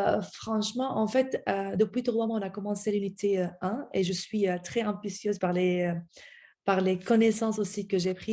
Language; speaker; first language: French; non-native, fluent; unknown